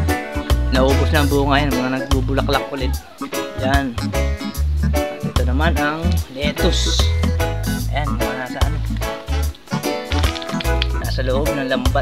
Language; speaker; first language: Filipino; native; Filipino